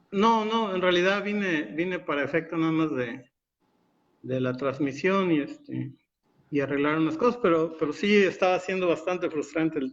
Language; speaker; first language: Spanish; native; Spanish